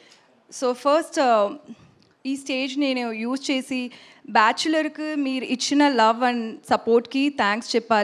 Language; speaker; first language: Telugu; non-native, learner; Tamil